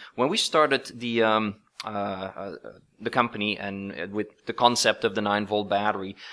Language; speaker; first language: English; non-native, fluent; Dutch